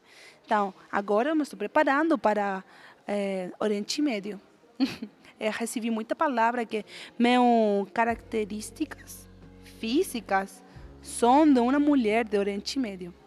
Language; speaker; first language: Portuguese; non-native, fluent; Spanish